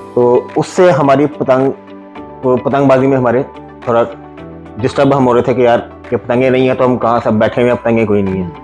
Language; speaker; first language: Urdu; native; Urdu